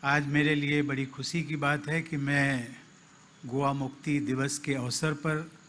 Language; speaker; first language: Hindi; native; Hindi